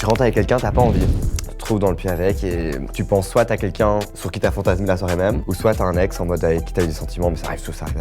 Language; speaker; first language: French; native; French